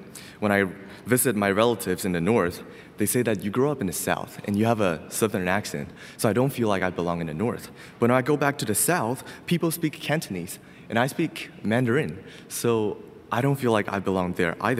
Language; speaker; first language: English; non-native, fluent; Chinese